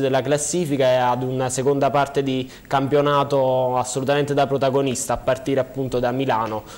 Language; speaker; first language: Italian; native; Italian